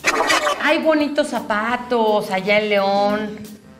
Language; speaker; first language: Spanish; native; Spanish